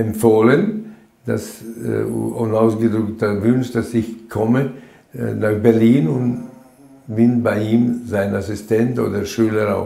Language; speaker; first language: German; non-native, fluent; Latvian